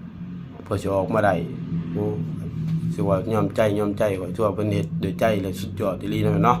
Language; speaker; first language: Thai; non-native, local second language; Northeastern Thai